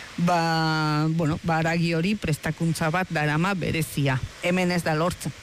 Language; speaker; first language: Basque; early bilingual, heritage; Spanish